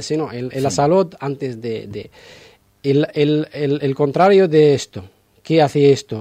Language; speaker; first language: Spanish; non-native, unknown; Arabic